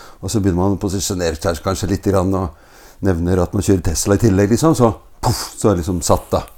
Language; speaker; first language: Norwegian; native; Norwegian